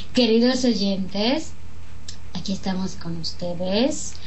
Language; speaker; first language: Spanish; non-native, fluent; Romanian